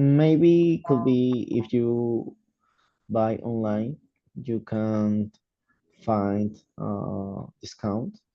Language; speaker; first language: English; non-native, learner; Spanish